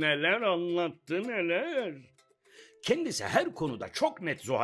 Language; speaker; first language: Turkish; native; Turkish